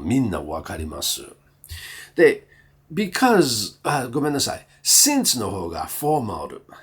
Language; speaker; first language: Japanese; non-native, learner; English